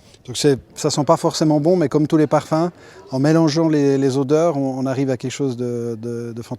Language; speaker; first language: French; native; French